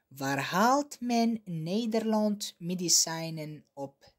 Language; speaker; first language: Dutch; non-native, learner; Arabic